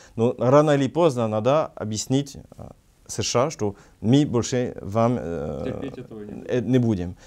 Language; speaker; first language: Russian; non-native, learner; French